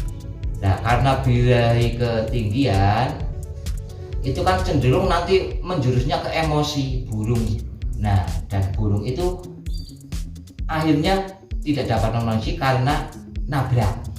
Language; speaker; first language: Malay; non-native, local second language; Javanese